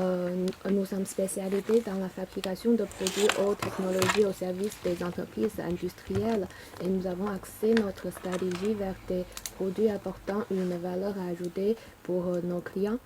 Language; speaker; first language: French; non-native, learner; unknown